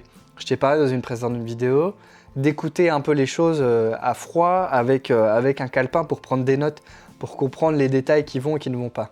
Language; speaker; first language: French; native; French